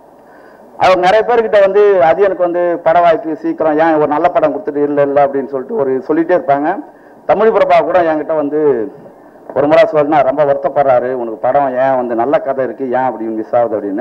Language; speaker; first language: Tamil; native; Tamil